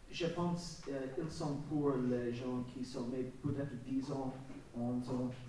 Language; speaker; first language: French; non-native, learner; English